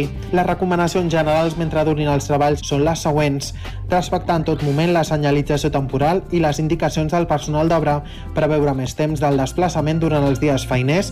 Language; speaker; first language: Catalan; native; Catalan